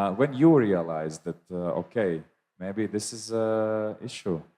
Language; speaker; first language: English; non-native, fluent; Latvian